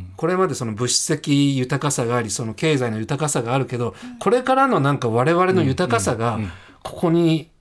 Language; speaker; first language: Japanese; native; Japanese